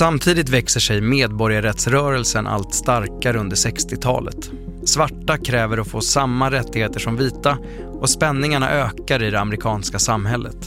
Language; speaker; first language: Swedish; native; Swedish